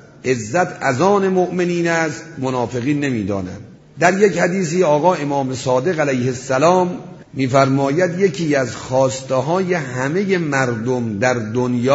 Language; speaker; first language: Persian; native; Persian